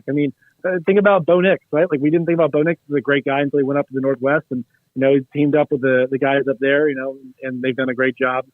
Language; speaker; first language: English; native; English